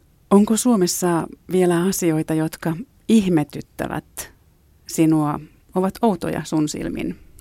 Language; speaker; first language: Finnish; native; Finnish